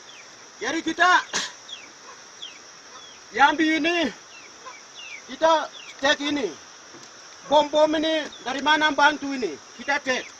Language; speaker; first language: Indonesian; non-native, local second language; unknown